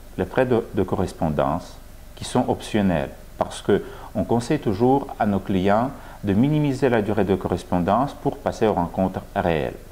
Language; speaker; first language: French; non-native, fluent; Russian